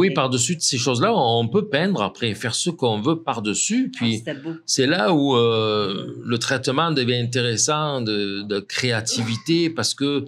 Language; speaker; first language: French; native; French